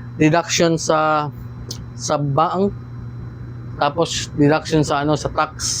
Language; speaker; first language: Filipino; non-native, local second language; Cebuano